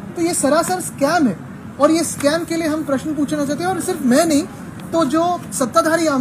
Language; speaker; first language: Hindi; non-native, local second language; Marathi